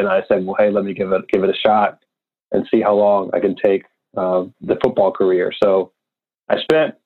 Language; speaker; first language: English; native; English